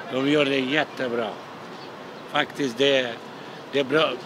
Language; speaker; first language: Swedish; non-native, local second language; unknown